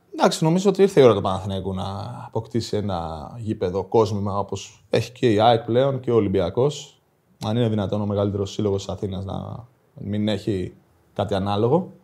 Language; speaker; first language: Greek; native; Greek